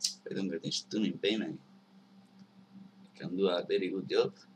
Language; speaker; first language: English; non-native, learner; Spanish